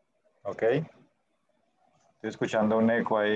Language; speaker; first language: Spanish; native; Spanish